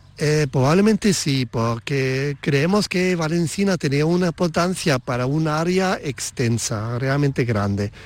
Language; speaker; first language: Spanish; non-native, fluent; German